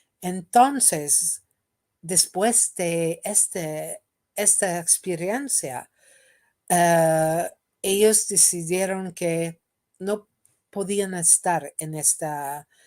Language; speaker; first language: Spanish; non-native, fluent; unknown